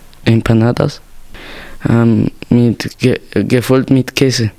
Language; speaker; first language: German; non-native, learner; Spanish